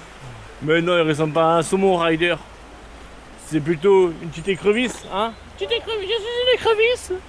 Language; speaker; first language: French; native; French